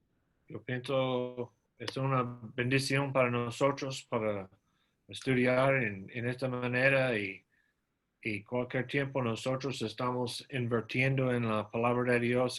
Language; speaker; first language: Spanish; non-native, learner; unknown